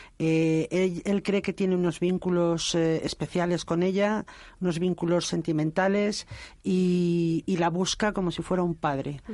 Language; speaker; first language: Spanish; native; Spanish